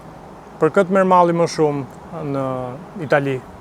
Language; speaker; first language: Albanian; native; Albanian